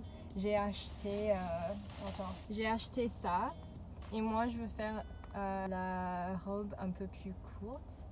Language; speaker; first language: French; non-native, fluent; English